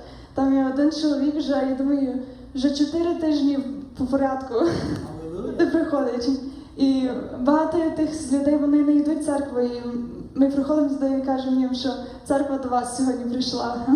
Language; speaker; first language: Ukrainian; early bilingual, heritage; Ukrainian